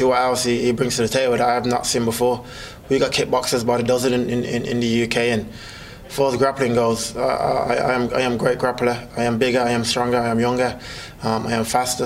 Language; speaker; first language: English; native; English